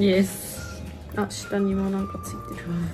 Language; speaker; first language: Japanese; non-native, fluent; Georgian